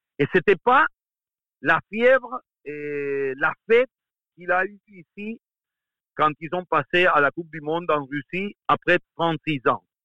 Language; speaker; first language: French; non-native, fluent; Spanish